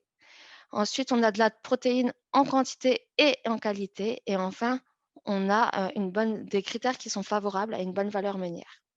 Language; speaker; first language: French; native; French